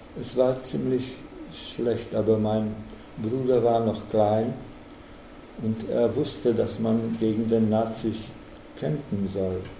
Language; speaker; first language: German; non-native, fluent; Czech